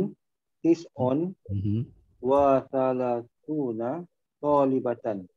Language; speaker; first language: Arabic; non-native, learner; Malay